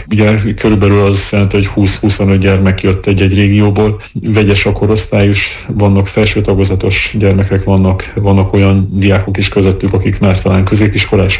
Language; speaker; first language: Hungarian; native; Hungarian